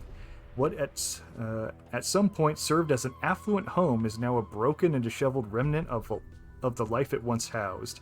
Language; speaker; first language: English; native; English